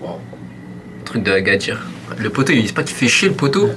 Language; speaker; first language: French; native; French